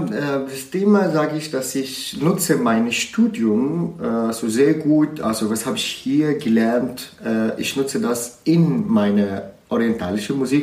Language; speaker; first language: German; non-native, learner; Arabic